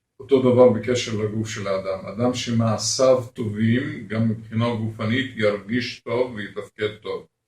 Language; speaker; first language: Hebrew; non-native, local second language; Arabic